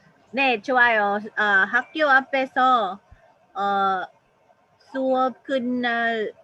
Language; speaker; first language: Korean; non-native, learner; English